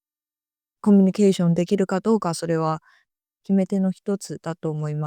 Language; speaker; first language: Japanese; non-native, fluent; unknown